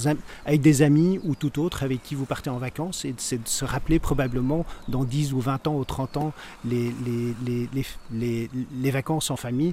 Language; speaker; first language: French; native; French